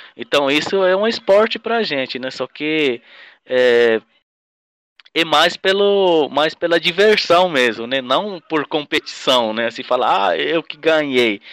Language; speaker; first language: Portuguese; non-native, local second language; Guarani